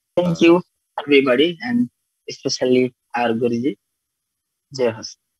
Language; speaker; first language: English; non-native, learner; Nepali